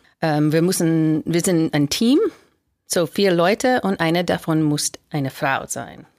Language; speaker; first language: German; non-native, fluent; English